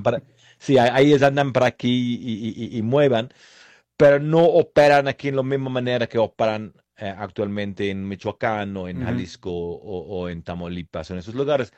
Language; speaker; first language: Spanish; non-native, fluent; English